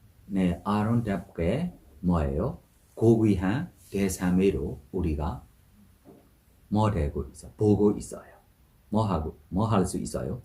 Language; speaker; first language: Korean; non-native, fluent; Burmese